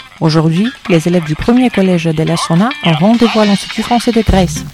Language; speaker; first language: French; non-native, learner; Greek